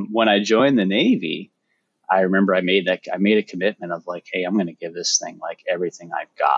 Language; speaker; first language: English; native; English